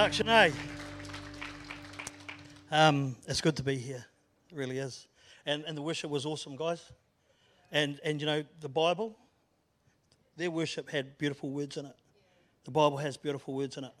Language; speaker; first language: English; native; English